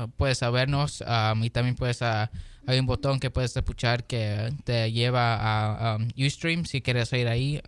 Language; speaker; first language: Spanish; early bilingual, heritage; Spanish